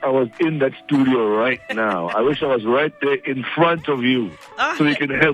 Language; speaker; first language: English; non-native, local second language; Xhosa